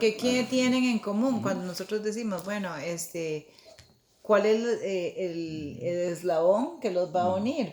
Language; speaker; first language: Spanish; native; Spanish